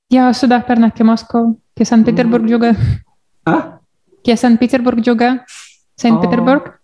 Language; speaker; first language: Indonesian; non-native, learner; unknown